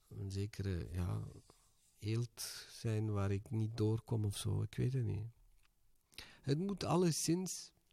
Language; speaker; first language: Dutch; early bilingual, other home language; Turkish